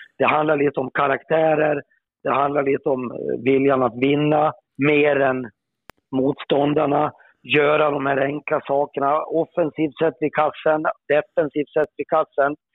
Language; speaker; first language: Swedish; native; Swedish